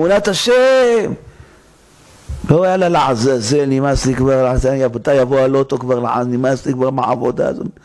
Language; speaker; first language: Hebrew; native; Hebrew